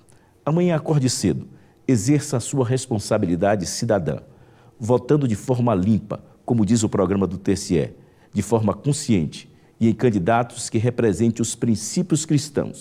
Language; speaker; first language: Portuguese; native; Portuguese